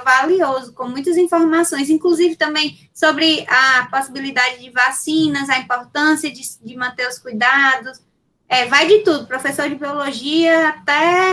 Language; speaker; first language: Portuguese; native; Portuguese